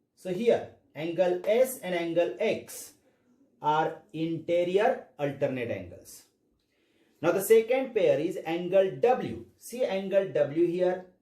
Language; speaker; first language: English; non-native, local second language; Marathi